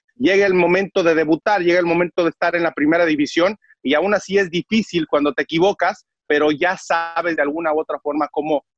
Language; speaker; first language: Spanish; native; Spanish